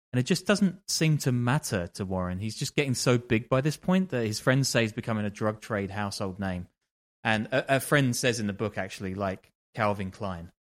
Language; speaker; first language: English; native; English